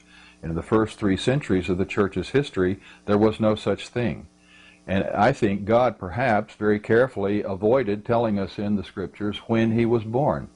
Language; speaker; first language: English; native; English